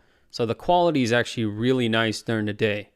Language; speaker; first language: English; native; English